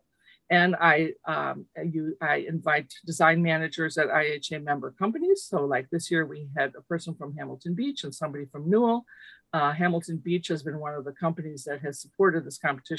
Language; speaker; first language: English; early bilingual, other home language; Lithuanian